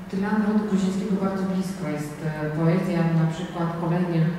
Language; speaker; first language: Polish; non-native, fluent; Georgian